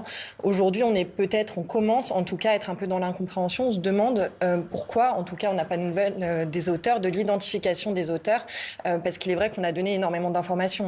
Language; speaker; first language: French; native; French